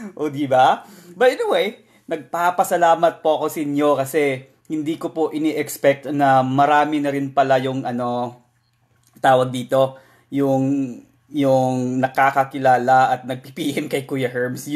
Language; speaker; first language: Filipino; non-native, local second language; Masbatenyo